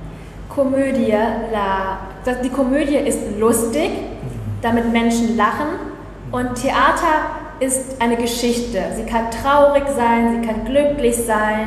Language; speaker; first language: German; early bilingual, other home language; Vietnamese